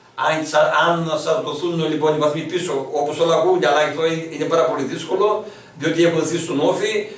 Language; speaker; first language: Greek; native; Greek